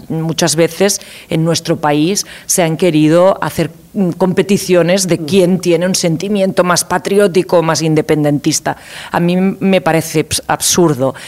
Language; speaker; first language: Spanish; non-native, local second language; Catalan